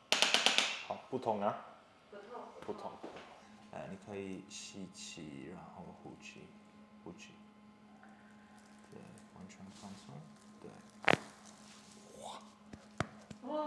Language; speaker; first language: Chinese; non-native, fluent; English